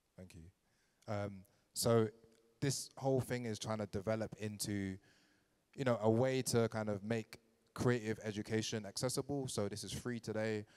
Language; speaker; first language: English; native; English